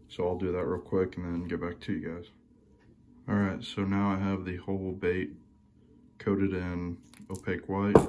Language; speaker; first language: English; native; English